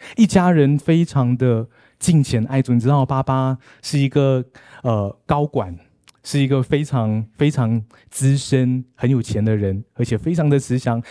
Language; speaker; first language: Chinese; native; Chinese